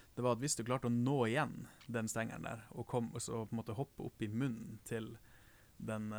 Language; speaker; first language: Norwegian; native; Norwegian